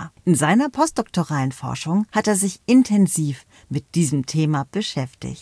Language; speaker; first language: German; native; German